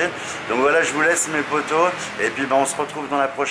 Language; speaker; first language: French; native; French